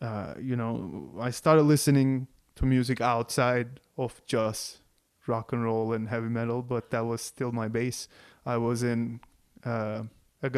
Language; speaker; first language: English; non-native, fluent; Turkish